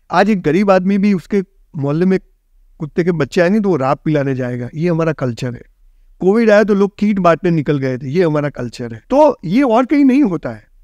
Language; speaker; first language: Hindi; non-native, local second language; Gujarati